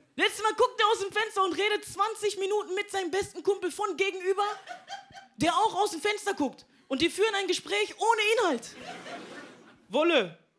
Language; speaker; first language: German; native; German